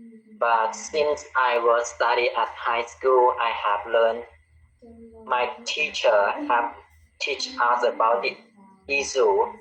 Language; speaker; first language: English; non-native, learner; Khmer